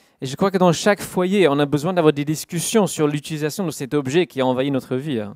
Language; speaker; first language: French; non-native, fluent; English